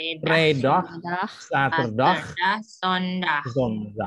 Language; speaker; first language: Dutch; non-native, learner; Indonesian